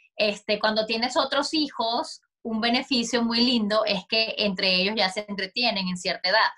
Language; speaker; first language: Spanish; native; Spanish